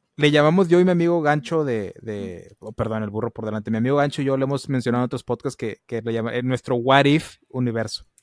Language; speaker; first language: Spanish; early bilingual, heritage; Spanish